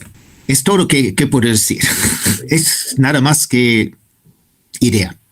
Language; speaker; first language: Spanish; non-native, fluent; German